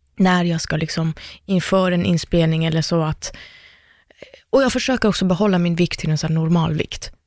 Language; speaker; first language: Swedish; early bilingual, other home language; Persian